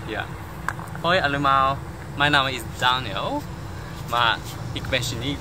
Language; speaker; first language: Dutch; non-native, learner; Chinese